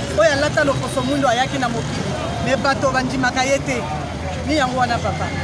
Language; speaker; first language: Lingala; native; Lingala